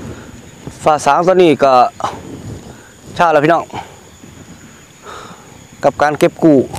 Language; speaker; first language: Thai; non-native, local second language; Northeastern Thai